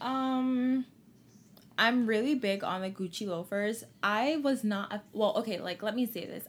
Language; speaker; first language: English; native; English